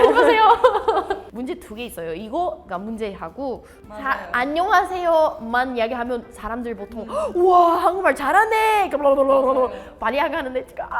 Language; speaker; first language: Korean; non-native, learner; Portuguese